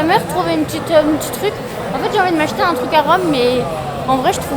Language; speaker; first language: French; native; French